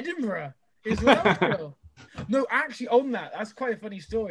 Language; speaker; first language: English; native; English